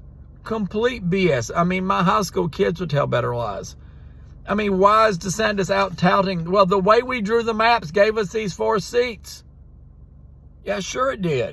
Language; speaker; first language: English; native; English